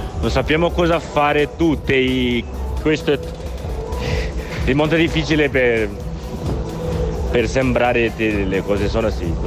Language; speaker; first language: Italian; non-native, learner; Portuguese